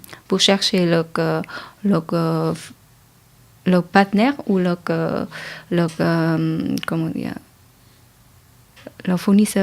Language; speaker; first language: French; non-native, learner; Vietnamese